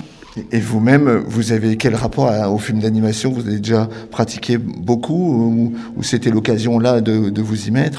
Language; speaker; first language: French; native; French